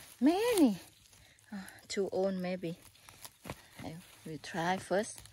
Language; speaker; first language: English; non-native, learner; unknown